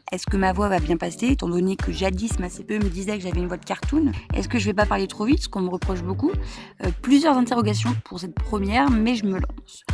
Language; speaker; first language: French; native; French